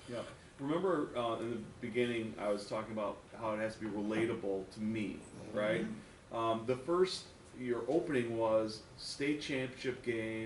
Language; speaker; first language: English; native; English